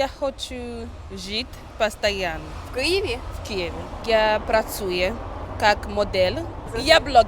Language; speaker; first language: Ukrainian; non-native, learner; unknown